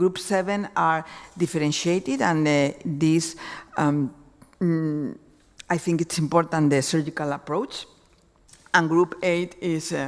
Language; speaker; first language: English; non-native, fluent; Spanish